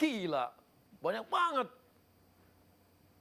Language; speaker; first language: Indonesian; native; Indonesian